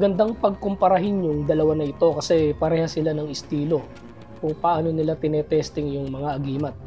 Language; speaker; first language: Filipino; native; Filipino